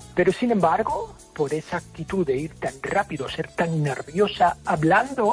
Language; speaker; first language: Spanish; non-native, fluent; English